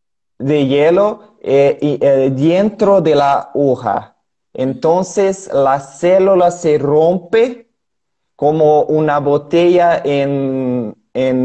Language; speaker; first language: Spanish; non-native, learner; Portuguese